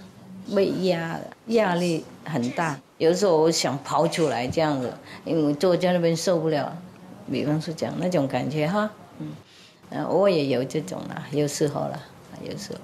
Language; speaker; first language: Chinese; non-native, fluent; Vietnamese